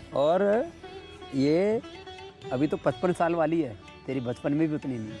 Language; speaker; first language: Hindi; native; Hindi